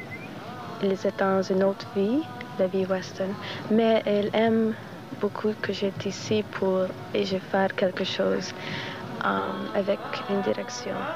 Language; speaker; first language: French; non-native, learner; English